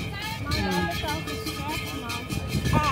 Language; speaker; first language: Dutch; non-native, learner; Filipino